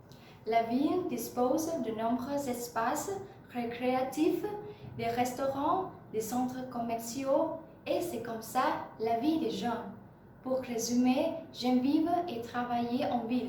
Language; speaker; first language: French; non-native, learner; Vietnamese